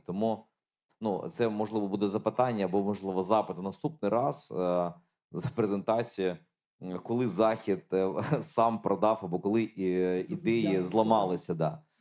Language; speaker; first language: Ukrainian; native; Ukrainian